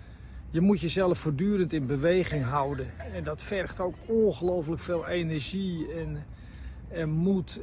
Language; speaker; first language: Dutch; native; Dutch